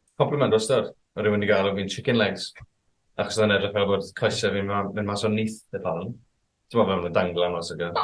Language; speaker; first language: Welsh; native; Welsh